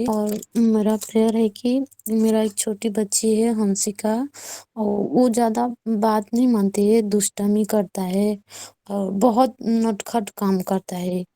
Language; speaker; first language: Hindi; non-native, local second language; Odia